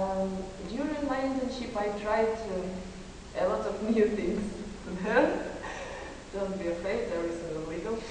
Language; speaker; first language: English; non-native, fluent; Ukrainian